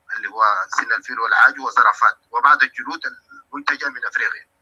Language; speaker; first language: Arabic; native; Arabic